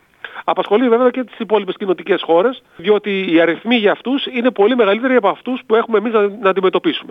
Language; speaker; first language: Greek; native; Greek